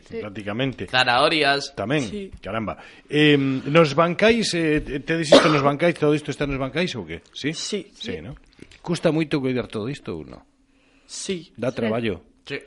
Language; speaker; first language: Galician; non-native, local second language; Spanish